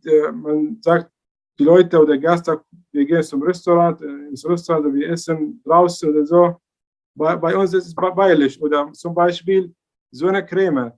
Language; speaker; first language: German; non-native, learner; Arabic